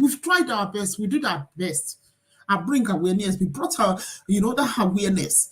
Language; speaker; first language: English; non-native, local second language; Yoruba